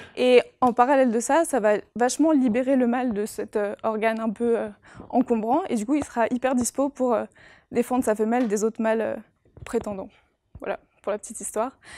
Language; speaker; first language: French; native; French